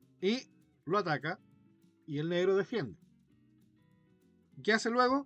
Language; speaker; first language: Spanish; native; Spanish